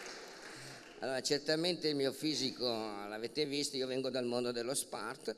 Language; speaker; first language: Italian; native; Italian